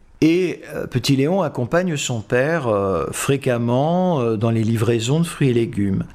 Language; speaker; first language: French; native; French